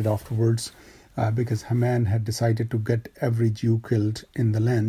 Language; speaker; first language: English; non-native, local second language; Urdu